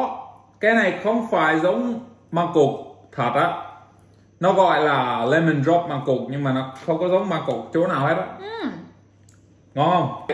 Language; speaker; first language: Vietnamese; non-native, fluent; English